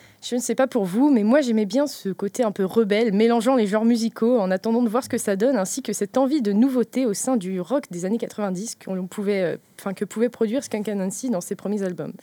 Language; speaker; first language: French; native; French